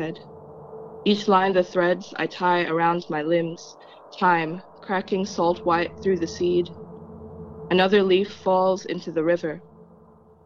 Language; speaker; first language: English; non-native, local second language; Filipino